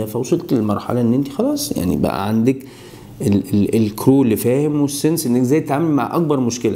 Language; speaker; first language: Arabic; native; Arabic